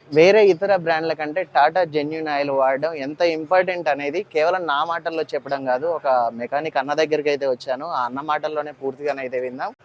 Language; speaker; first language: Telugu; native; Telugu